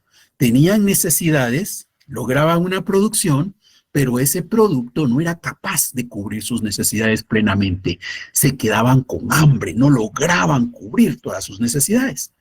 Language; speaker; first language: Spanish; native; Spanish